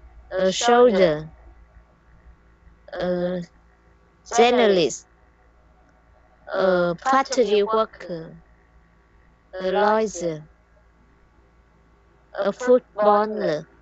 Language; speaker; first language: English; non-native, learner; Vietnamese